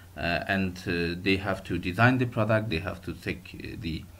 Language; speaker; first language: English; non-native, fluent; Persian